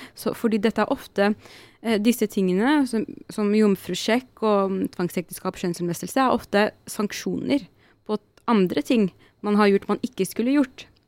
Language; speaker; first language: Norwegian; early bilingual, other home language; Arabic